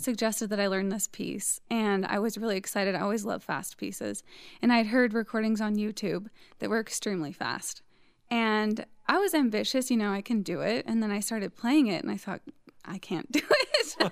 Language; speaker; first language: English; native; English